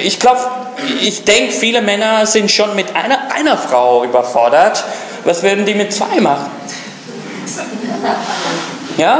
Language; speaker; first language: German; non-native, fluent; English